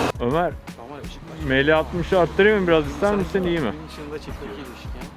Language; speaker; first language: Turkish; native; Turkish